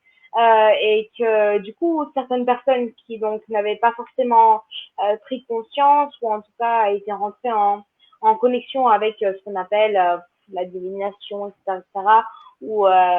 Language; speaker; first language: French; native; French